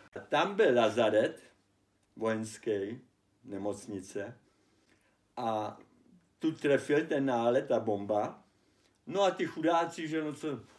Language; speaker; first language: Czech; early bilingual, other home language; German